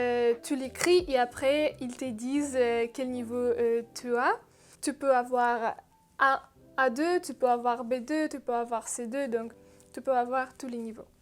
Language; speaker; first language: French; non-native, fluent; Russian